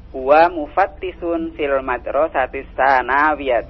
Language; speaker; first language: Arabic; non-native, learner; Indonesian